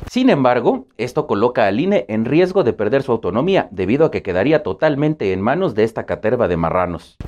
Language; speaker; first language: Spanish; native; Spanish